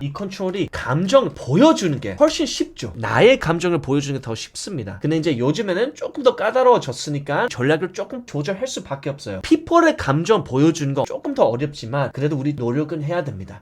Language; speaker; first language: Korean; early bilingual, other home language; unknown